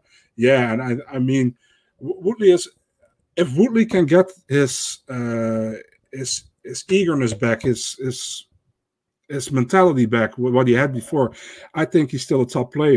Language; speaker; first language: English; non-native, fluent; Dutch